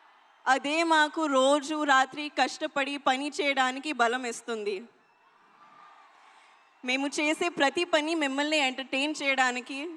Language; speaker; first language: Telugu; non-native, learner; Hindi